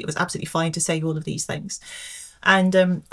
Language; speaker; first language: English; native; English